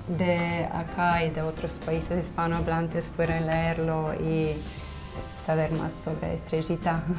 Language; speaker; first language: Spanish; non-native, fluent; Slovenian